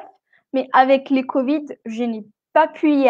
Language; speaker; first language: French; non-native, fluent; Spanish